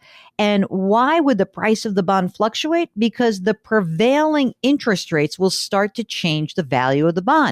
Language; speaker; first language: English; native; English